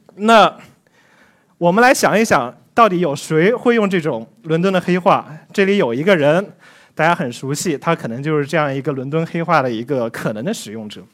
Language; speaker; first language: Chinese; native; Chinese